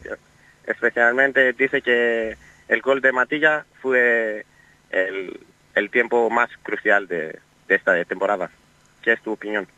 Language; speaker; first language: Spanish; non-native, learner; Greek